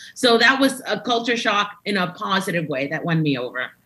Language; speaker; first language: English; early bilingual, other home language; Spanish